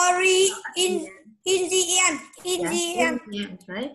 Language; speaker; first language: English; non-native, learner; Vietnamese